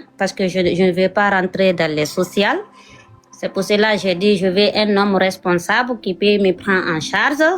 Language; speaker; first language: French; non-native, local second language; Fula